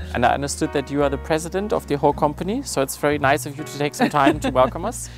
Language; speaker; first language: English; non-native, fluent; German